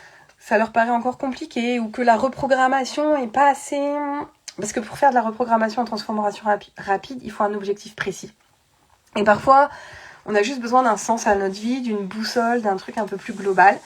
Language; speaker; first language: French; native; French